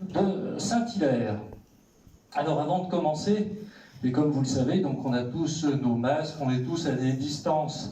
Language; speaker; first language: French; native; French